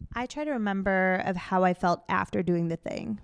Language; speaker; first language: English; native; English